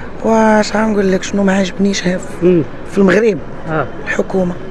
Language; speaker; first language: Arabic; native; Arabic